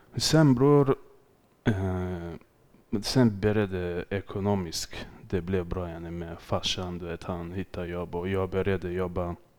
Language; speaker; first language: Swedish; early bilingual, other home language; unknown